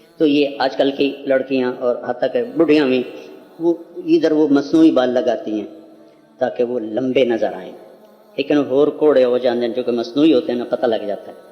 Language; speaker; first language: Urdu; non-native, local second language; Punjabi